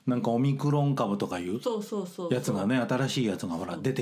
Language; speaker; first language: Japanese; native; Japanese